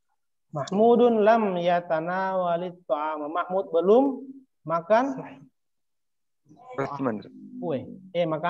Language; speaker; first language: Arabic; non-native, fluent; Indonesian